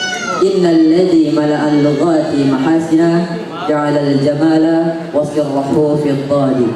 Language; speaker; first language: Arabic; non-native, learner; Indonesian